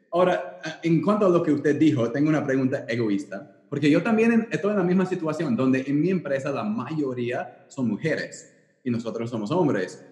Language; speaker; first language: Spanish; non-native, fluent; English